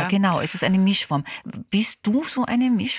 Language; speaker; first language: German; native; German